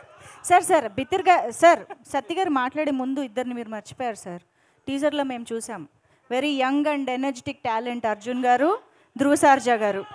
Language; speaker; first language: Telugu; native; Telugu